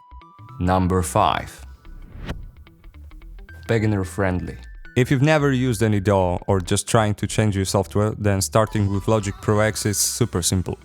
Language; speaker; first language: English; non-native, fluent; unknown